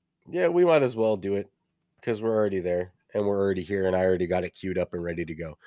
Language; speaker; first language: English; native; English